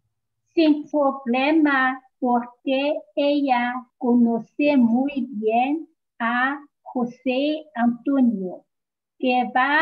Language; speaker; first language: Spanish; non-native, learner; Chinese